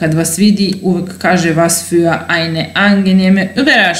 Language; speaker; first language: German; non-native, fluent; Serbian